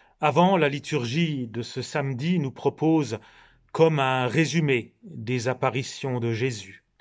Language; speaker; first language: French; native; French